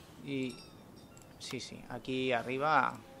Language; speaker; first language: Spanish; native; Spanish